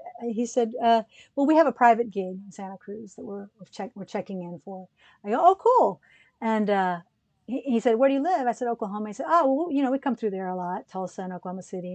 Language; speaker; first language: English; early bilingual, other home language; Spanish